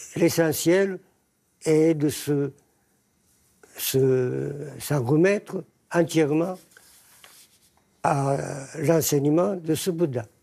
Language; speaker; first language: French; non-native, fluent; Japanese